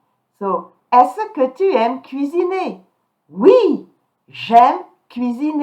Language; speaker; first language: French; non-native, fluent; English